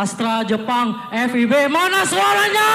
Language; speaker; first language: Indonesian; native; Indonesian